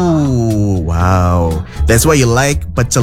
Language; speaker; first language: English; non-native, learner; Indonesian